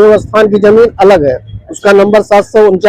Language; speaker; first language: Hindi; native; Hindi